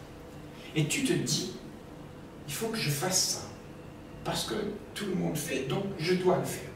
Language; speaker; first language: French; native; French